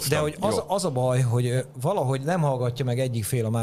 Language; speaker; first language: Hungarian; native; Hungarian